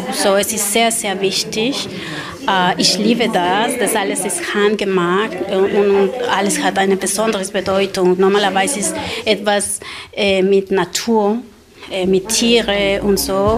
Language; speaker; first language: German; non-native, learner; Spanish